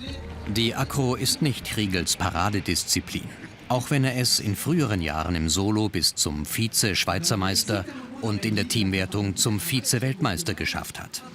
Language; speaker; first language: German; native; German